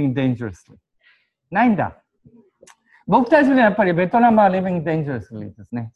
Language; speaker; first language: Japanese; native; Japanese